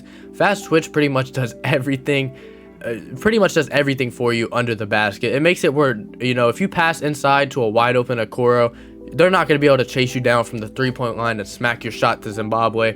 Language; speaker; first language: English; native; English